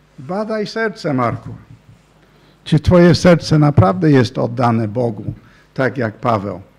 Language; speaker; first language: Polish; non-native, fluent; English